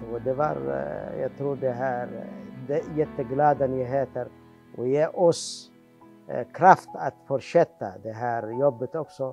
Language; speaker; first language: Swedish; non-native, learner; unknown